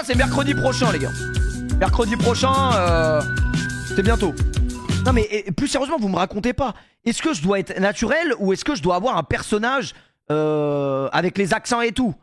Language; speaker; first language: French; native; French